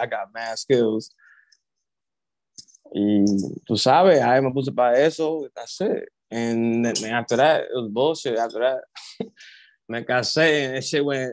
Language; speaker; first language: English; early bilingual, other home language; Spanish